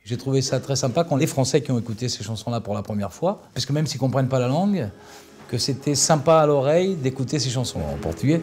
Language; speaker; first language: French; early bilingual, other home language; Portuguese